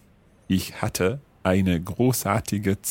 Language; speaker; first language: German; non-native, learner; English